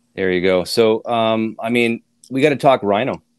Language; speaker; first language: English; native; English